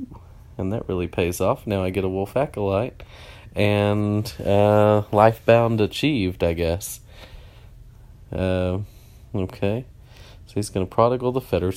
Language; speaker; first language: English; native; English